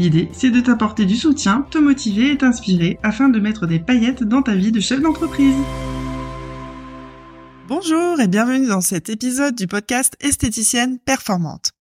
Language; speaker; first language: French; native; French